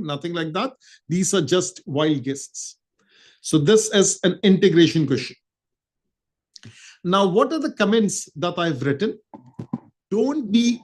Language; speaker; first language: English; non-native, local second language; Urdu